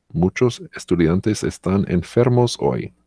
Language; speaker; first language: Spanish; non-native, learner; English